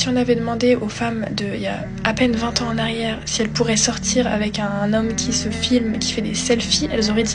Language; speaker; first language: French; native; French